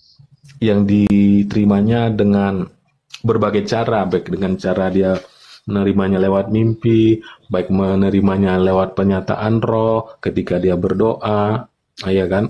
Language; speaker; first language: Indonesian; native; Indonesian